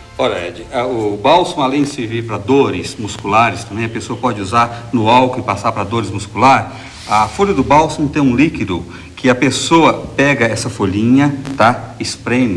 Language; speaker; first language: Portuguese; native; Portuguese